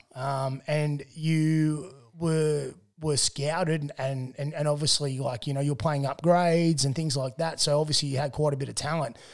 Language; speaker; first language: English; native; English